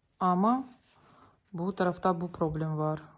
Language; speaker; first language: Turkish; non-native, learner; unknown